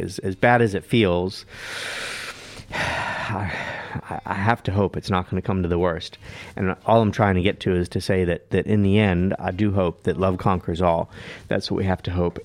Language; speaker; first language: English; native; English